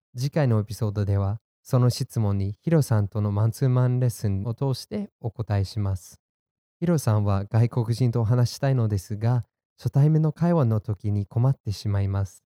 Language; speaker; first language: Japanese; non-native, fluent; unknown